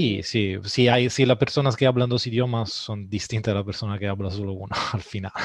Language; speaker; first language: Spanish; non-native, fluent; Italian